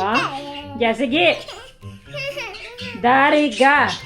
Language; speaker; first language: Japanese; non-native, fluent; Filipino